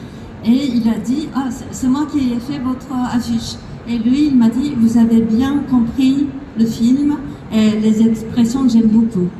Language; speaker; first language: French; non-native, fluent; Japanese